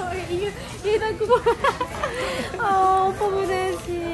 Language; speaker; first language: Spanish; non-native, learner; Japanese